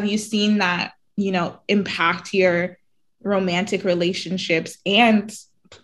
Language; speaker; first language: English; native; English